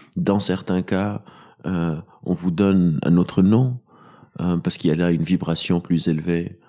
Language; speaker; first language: French; non-native, local second language; Arabic